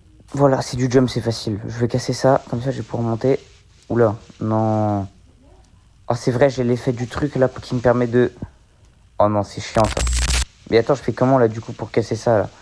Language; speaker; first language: French; native; French